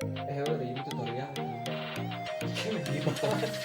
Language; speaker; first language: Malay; non-native, local second language; Sundanese